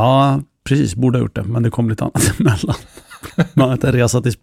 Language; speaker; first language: Swedish; native; Swedish